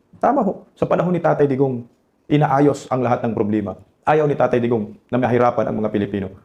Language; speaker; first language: Filipino; non-native, local second language; Cebuano